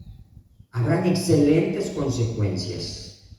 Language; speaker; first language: Spanish; native; Spanish